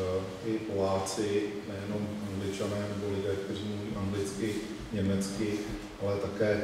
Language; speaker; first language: Czech; native; Czech